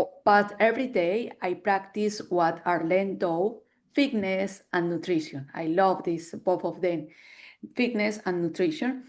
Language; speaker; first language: English; non-native, learner; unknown